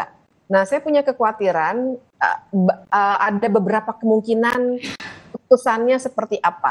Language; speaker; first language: Indonesian; native; Indonesian